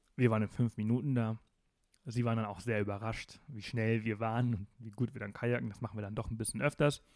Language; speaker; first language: German; non-native, fluent; Spanish